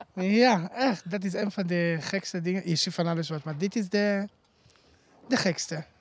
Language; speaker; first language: Dutch; non-native, learner; Hebrew